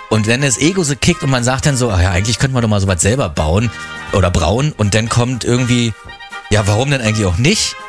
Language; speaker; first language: German; native; German